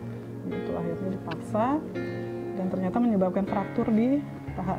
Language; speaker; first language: Indonesian; native; Indonesian